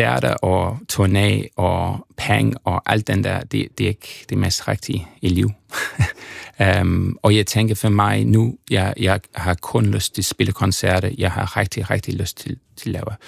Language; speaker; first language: Danish; non-native, fluent; English